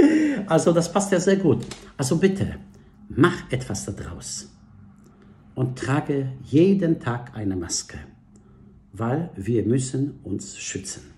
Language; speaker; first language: German; non-native, fluent; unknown